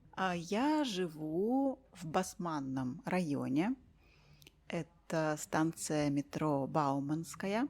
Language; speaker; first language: Russian; native; Russian